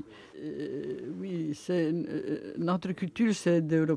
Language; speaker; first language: French; non-native, learner; Italian